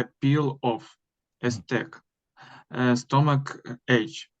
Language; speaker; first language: English; non-native, learner; Ukrainian